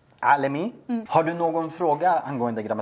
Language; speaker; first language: Swedish; native; Swedish